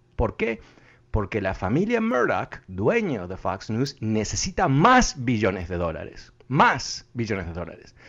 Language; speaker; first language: Spanish; early bilingual, heritage; Spanish